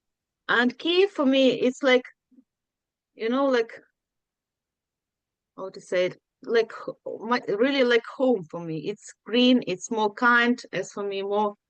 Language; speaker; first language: English; non-native, learner; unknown